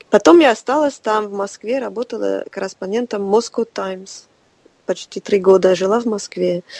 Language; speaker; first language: Russian; non-native, fluent; French